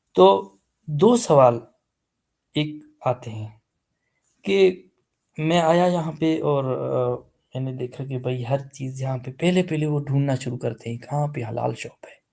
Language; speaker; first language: Urdu; non-native, local second language; Sindhi